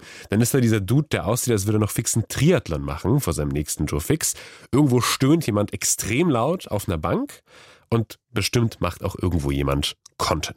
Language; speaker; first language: German; native; German